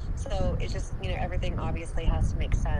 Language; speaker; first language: English; native; English